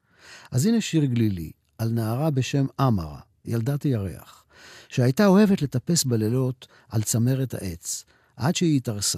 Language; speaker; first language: Hebrew; native; Hebrew